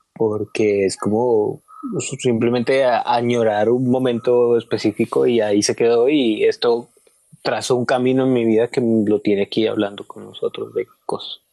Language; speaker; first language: Spanish; native; Spanish